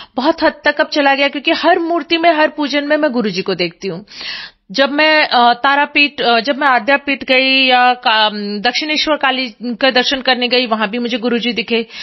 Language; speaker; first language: Hindi; non-native, local second language; Bangla